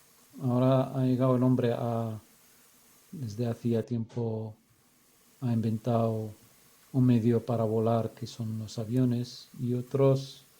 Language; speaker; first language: Spanish; non-native, fluent; Arabic